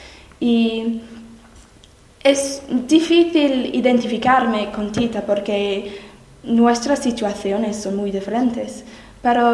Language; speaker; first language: Spanish; non-native, learner; English